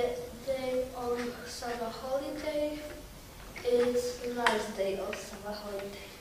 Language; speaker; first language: English; non-native, learner; Polish